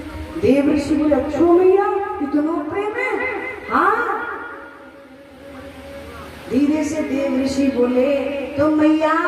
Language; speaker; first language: Hindi; native; Hindi